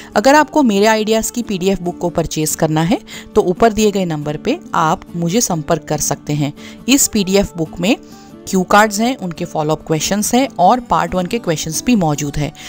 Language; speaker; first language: Hindi; non-native, local second language; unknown